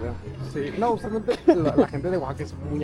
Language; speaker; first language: Spanish; native; Spanish